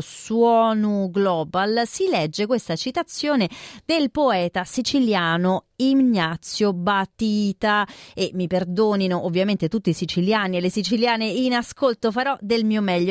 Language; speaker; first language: Italian; native; Italian